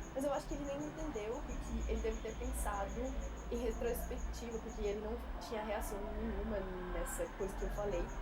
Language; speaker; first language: Portuguese; non-native, fluent; Swiss German